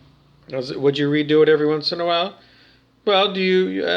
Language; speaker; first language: English; native; English